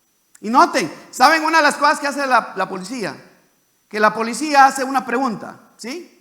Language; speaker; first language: Spanish; native; Spanish